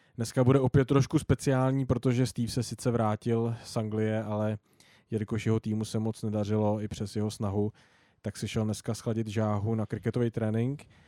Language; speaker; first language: Czech; native; Czech